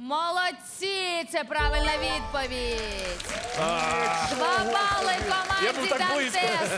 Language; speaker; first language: Ukrainian; native; Ukrainian